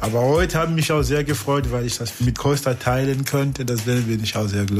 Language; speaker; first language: German; non-native, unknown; Portuguese